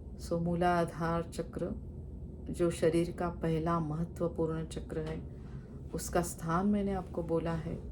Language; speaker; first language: Hindi; non-native, local second language; Marathi